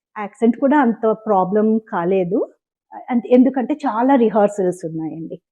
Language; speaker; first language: Telugu; native; Telugu